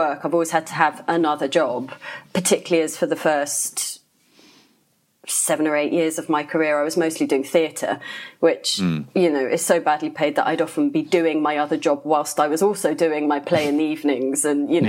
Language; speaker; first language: English; native; English